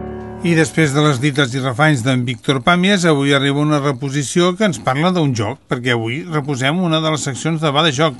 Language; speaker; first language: Catalan; native; Catalan